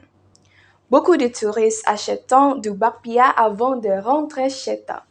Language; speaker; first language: French; non-native, learner; Indonesian